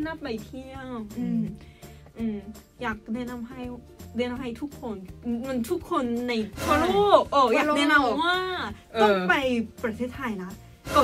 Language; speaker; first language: Thai; non-native, learner; Korean